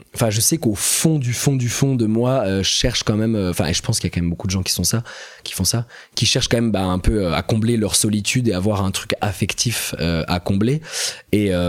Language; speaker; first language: French; native; French